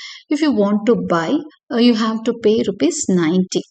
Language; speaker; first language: English; non-native, local second language; Tamil